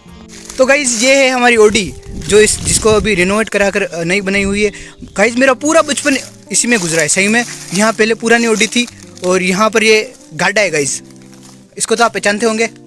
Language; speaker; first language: Hindi; non-native, local second language; Rajasthani